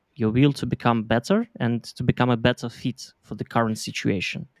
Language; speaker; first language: English; non-native, fluent; Belarusian